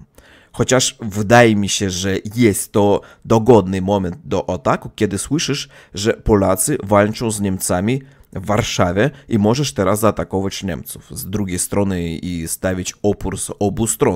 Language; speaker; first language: Polish; non-native, learner; Russian